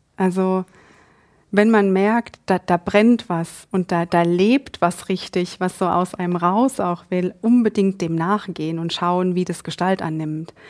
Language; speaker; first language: German; native; German